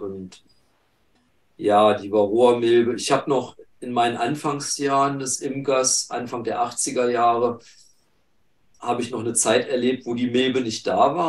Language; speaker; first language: German; native; German